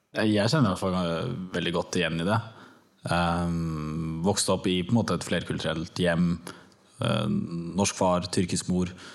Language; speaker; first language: Norwegian; early bilingual, other home language; Turkish